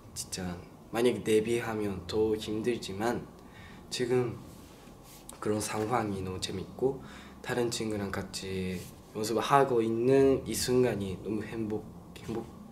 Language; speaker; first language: Korean; non-native, learner; Japanese